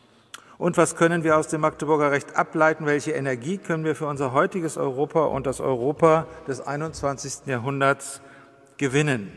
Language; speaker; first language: German; native; German